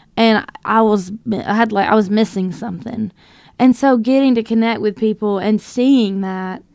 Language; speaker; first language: English; native; English